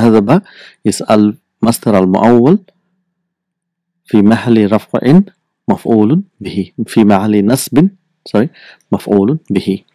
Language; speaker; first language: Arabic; non-native, fluent; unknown